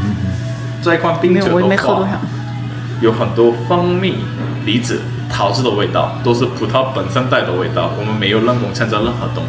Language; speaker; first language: Chinese; non-native, fluent; Korean